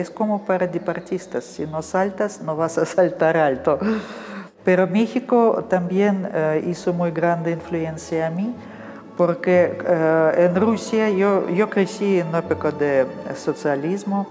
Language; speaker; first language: Spanish; non-native, fluent; Russian